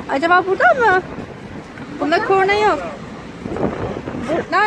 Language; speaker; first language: Turkish; native; Turkish